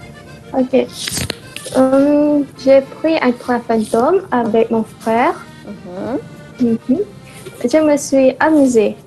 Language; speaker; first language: French; non-native, learner; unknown